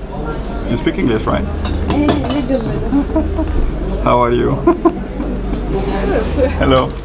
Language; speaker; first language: English; non-native, learner; French